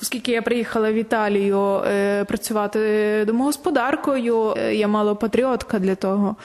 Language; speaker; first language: Ukrainian; native; Ukrainian